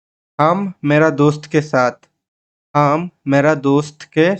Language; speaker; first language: Hindi; non-native, learner; Bangla